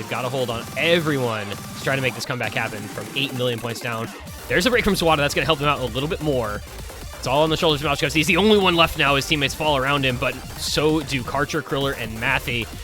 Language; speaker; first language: English; native; English